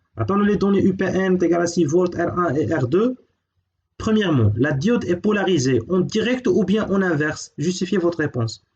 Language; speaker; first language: French; non-native, local second language; Arabic